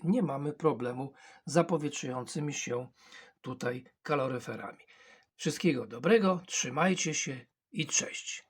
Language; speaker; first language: Polish; native; Polish